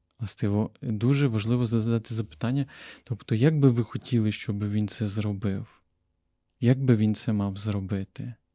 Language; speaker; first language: Ukrainian; native; Ukrainian